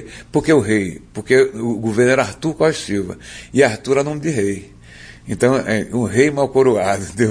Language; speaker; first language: Portuguese; native; Portuguese